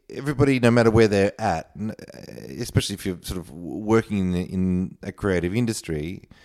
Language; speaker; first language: English; native; English